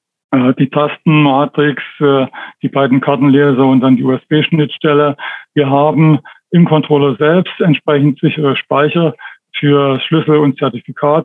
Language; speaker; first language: German; native; German